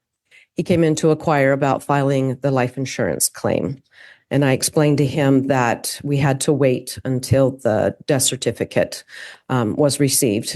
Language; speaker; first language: English; native; English